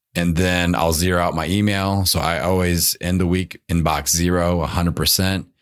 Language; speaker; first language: English; native; English